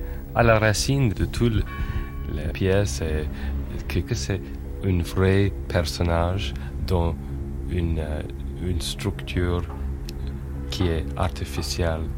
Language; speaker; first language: French; non-native, fluent; English